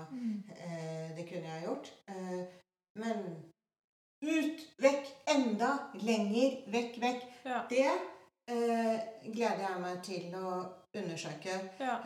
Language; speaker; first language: Norwegian; early bilingual, other home language; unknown